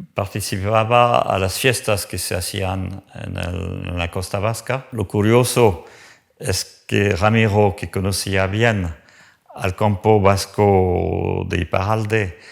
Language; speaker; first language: Spanish; non-native, fluent; French